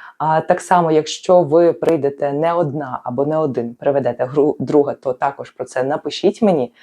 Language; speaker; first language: Ukrainian; native; Ukrainian